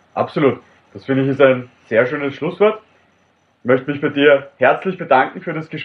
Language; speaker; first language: German; native; German